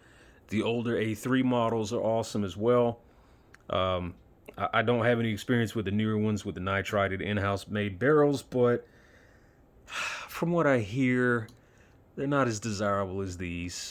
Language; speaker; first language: English; native; English